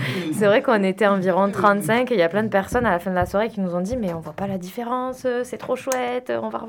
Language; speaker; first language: French; native; French